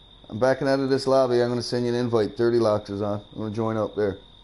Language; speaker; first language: English; native; English